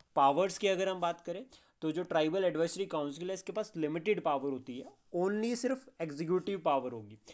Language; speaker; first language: Hindi; native; Hindi